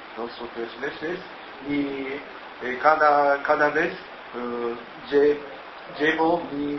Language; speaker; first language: Spanish; non-native, learner; Japanese